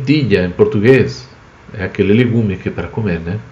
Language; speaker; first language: Portuguese; non-native, fluent; Spanish